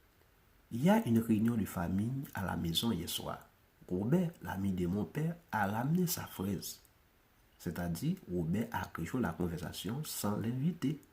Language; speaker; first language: French; non-native, local second language; Haitian Creole